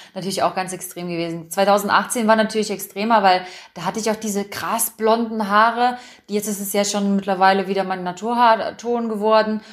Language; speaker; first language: German; native; German